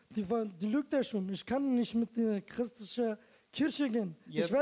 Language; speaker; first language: German; non-native, learner; Turkish